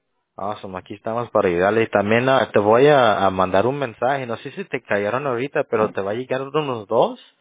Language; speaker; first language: Spanish; early bilingual, heritage; Spanish